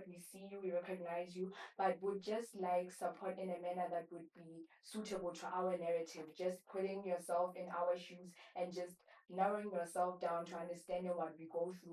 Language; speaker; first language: English; non-native, local second language; Southern Sotho